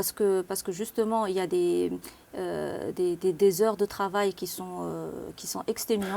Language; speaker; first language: French; non-native, local second language; Arabic